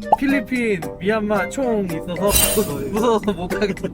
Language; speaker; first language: Korean; native; Korean